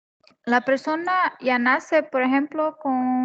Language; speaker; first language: Spanish; non-native, learner; Portuguese